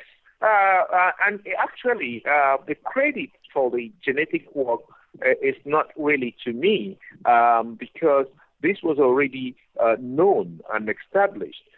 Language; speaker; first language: English; non-native, local second language; Igbo